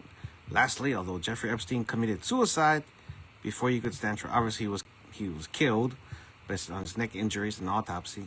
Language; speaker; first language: English; native; English